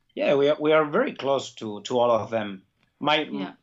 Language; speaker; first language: English; early bilingual, other home language; Basque